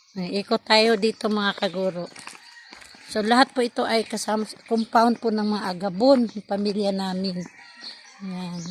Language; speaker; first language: Filipino; non-native, local second language; Cebuano